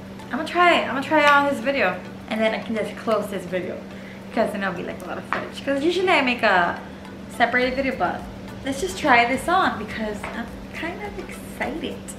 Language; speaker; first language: English; early bilingual, other home language; Spanish